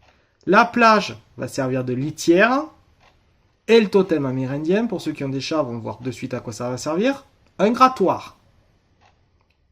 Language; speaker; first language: French; native; French